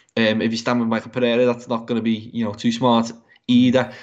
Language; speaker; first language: English; native; English